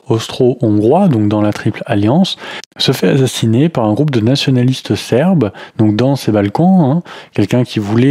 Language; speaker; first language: French; native; French